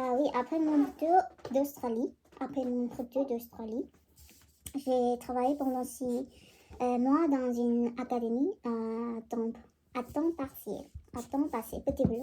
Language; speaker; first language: French; non-native, learner; Korean